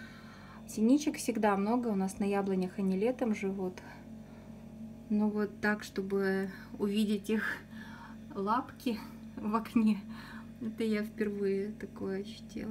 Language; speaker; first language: Russian; native; Russian